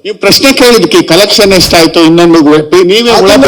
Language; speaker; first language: Kannada; native; Kannada